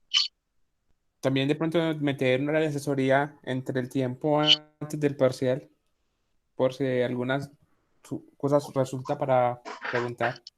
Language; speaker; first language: Spanish; native; Spanish